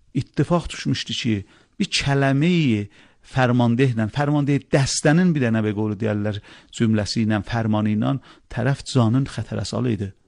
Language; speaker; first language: Persian; non-native, local second language; Azerbaijani